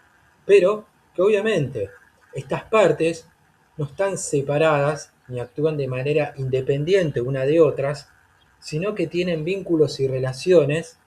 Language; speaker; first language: Spanish; native; Spanish